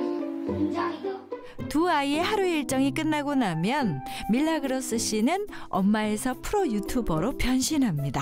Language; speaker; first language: Korean; native; Korean